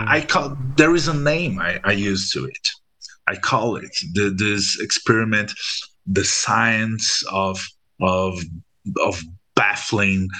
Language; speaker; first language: English; non-native, fluent; Portuguese